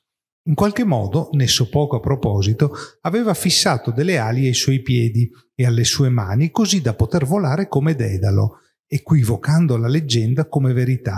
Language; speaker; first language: Italian; native; Italian